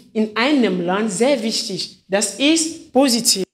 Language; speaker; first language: German; non-native, fluent; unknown